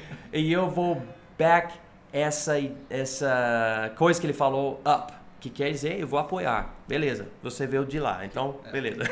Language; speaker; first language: Portuguese; non-native, fluent; English